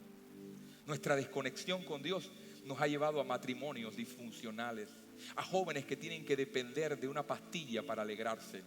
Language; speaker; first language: Spanish; native; Spanish